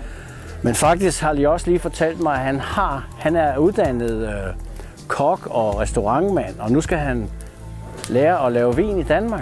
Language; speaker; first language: Danish; native; Danish